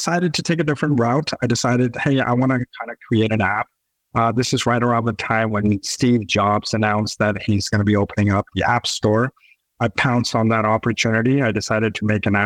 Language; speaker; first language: English; non-native, local second language; Urdu